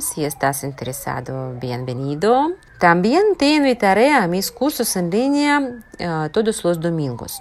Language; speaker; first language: Spanish; non-native, fluent; Russian